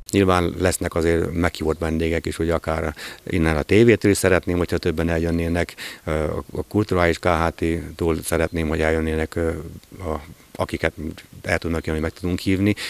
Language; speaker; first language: Hungarian; native; Hungarian